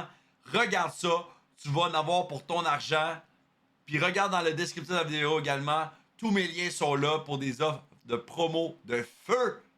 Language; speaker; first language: French; native; French